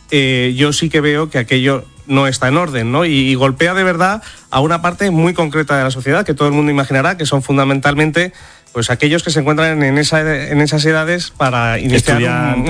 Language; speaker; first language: Spanish; native; Spanish